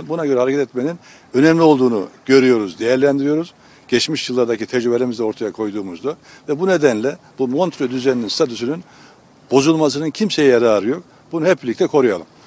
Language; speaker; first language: Turkish; native; Turkish